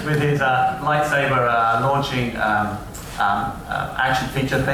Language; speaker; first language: English; native; English